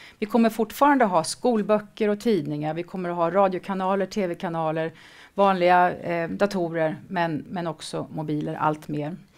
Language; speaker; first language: Swedish; native; Swedish